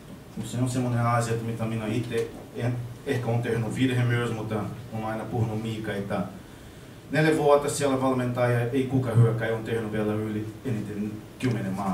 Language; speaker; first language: Finnish; non-native, learner; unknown